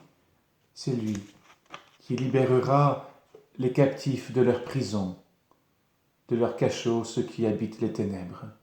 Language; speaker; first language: French; native; French